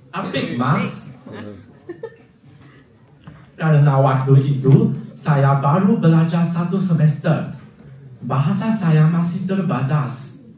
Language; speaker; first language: Indonesian; non-native, fluent; Chinese